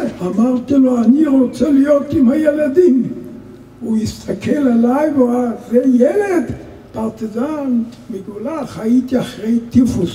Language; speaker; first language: Hebrew; non-native, fluent; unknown